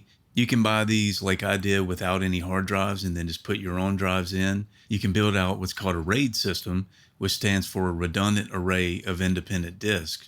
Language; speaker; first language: English; native; English